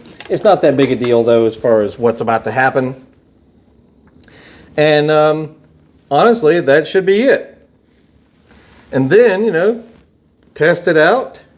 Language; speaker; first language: English; native; English